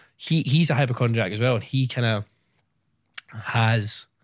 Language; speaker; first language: English; native; English